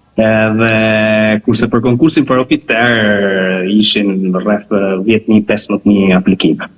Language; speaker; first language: Albanian; native; Albanian